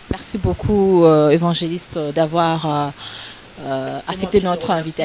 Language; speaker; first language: French; non-native, local second language; Lingala